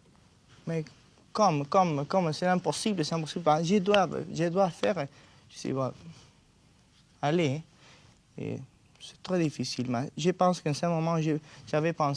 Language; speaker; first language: French; non-native, learner; Spanish